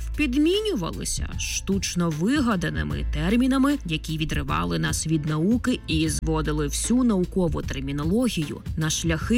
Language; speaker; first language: Ukrainian; native; Ukrainian